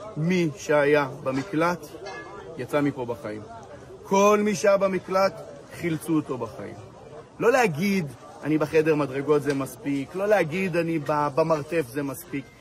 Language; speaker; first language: Hebrew; native; Hebrew